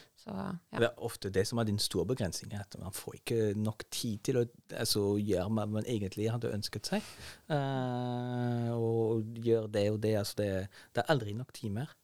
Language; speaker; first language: Norwegian; non-native, fluent; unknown